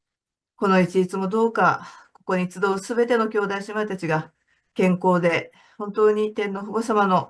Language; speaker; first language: Japanese; native; Japanese